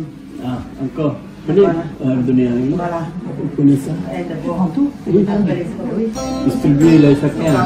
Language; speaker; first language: French; non-native, learner; Sinhala